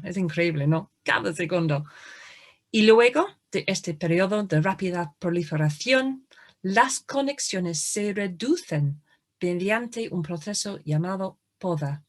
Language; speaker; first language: Spanish; non-native, fluent; English